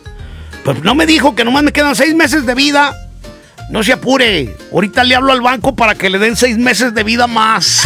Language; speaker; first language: Spanish; native; Spanish